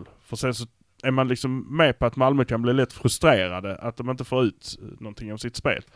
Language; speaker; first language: Swedish; native; Swedish